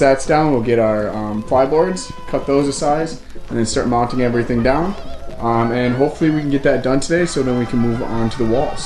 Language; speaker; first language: English; native; English